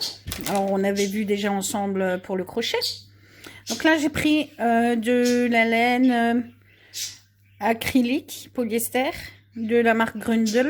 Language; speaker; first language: French; native; French